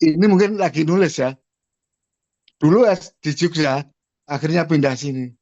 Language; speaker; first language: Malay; non-native, local second language; Javanese